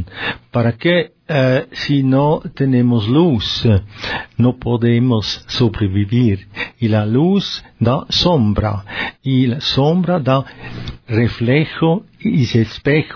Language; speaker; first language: Spanish; non-native, learner; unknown